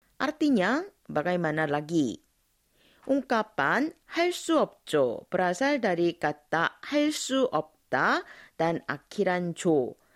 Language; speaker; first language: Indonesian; non-native, fluent; Korean